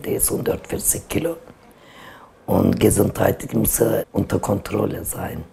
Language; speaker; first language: German; non-native, fluent; Turkish